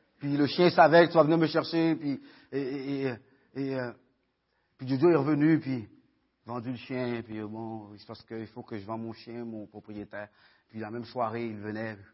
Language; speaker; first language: French; early bilingual, other home language; Haitian Creole